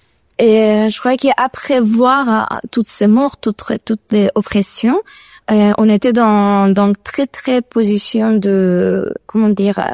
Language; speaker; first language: French; non-native, learner; Persian